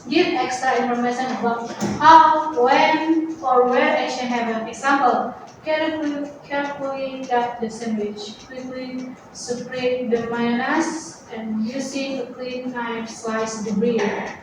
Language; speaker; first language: English; non-native, learner; Indonesian